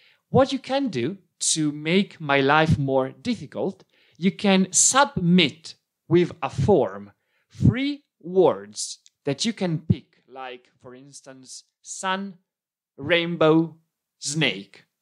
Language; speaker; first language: English; non-native, fluent; Italian